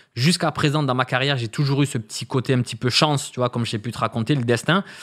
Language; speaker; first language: French; native; French